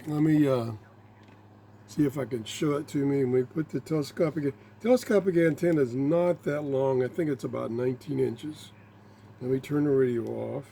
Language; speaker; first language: English; native; English